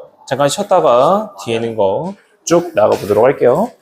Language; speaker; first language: Korean; native; Korean